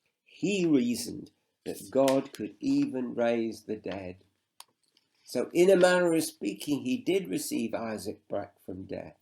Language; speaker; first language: English; native; English